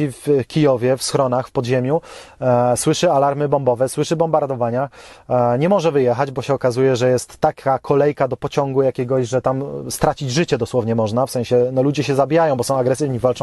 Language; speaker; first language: Polish; native; Polish